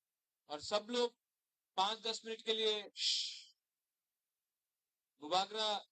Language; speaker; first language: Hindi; non-native, local second language; Kok Borok